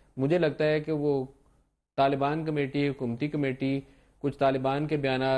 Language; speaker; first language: Urdu; native; Urdu